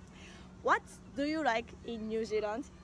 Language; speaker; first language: English; non-native, learner; Japanese